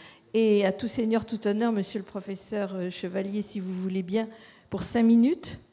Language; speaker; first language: French; native; French